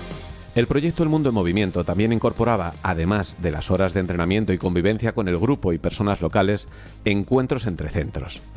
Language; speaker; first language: Spanish; native; Spanish